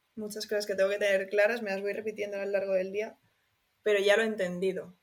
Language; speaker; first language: Spanish; native; Spanish